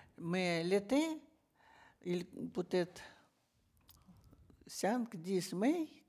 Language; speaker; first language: French; non-native, learner; Russian